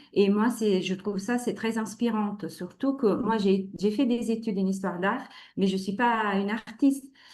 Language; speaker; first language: French; non-native, fluent; Italian